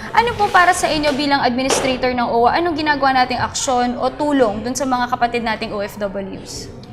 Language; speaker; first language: Filipino; native; Filipino